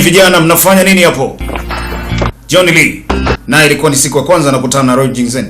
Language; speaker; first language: Swahili; native; Swahili